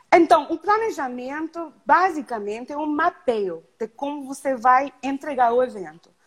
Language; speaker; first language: Portuguese; non-native, fluent; Spanish